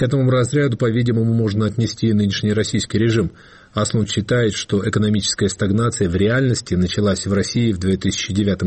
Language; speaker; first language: Russian; native; Russian